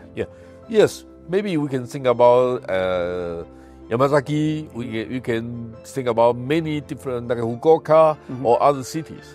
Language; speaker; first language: English; non-native, fluent; Chinese